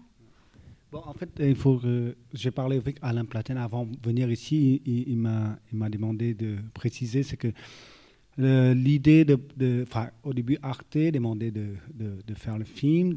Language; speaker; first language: French; non-native, fluent; Vietnamese